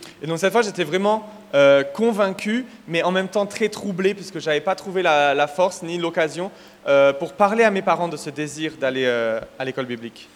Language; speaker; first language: French; native; French